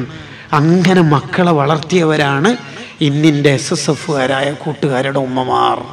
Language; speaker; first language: Malayalam; native; Malayalam